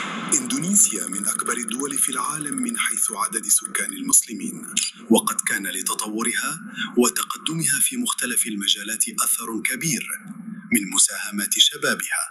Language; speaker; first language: Arabic; non-native, fluent; Indonesian